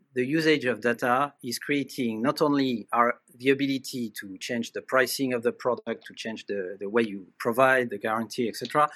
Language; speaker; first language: English; non-native, fluent; French